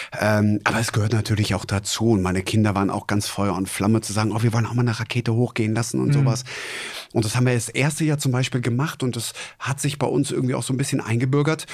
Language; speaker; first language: German; native; German